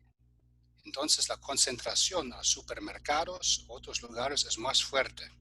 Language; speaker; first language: Spanish; non-native, fluent; German